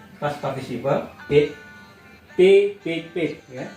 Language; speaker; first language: English; non-native, fluent; Indonesian